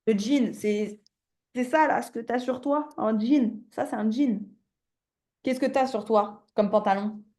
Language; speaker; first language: French; native; French